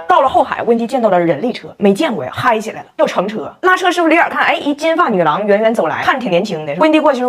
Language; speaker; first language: Chinese; native; Chinese